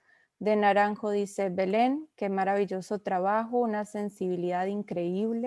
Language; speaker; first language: Spanish; native; Spanish